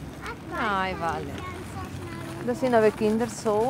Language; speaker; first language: German; non-native, fluent; Spanish